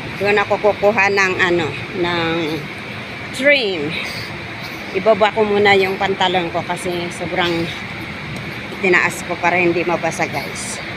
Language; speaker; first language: Filipino; non-native, local second language; Iloko